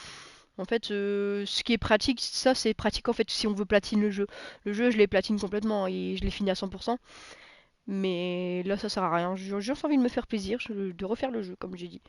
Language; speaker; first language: French; native; French